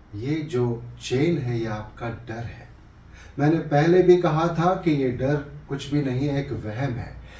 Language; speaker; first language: Hindi; native; Hindi